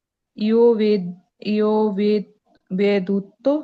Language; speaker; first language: Italian; non-native, learner; Punjabi